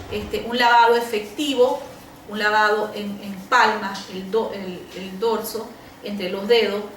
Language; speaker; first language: Spanish; native; Spanish